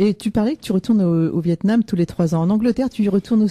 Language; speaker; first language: French; native; French